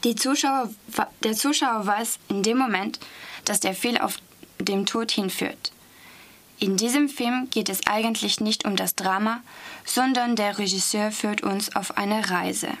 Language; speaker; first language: German; non-native, fluent; French